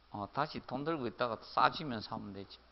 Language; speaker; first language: Korean; native; Korean